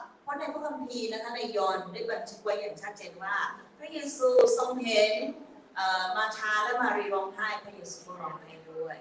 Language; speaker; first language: Thai; native; Thai